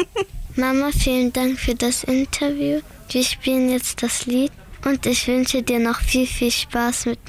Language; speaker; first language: German; early bilingual, other home language; Persian